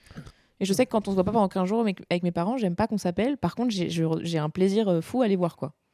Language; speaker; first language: French; native; French